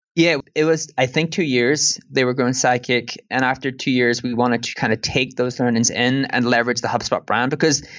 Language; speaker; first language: English; native; English